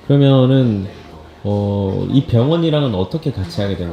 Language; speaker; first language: Korean; native; Korean